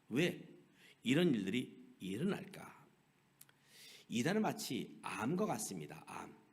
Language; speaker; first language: Korean; native; Korean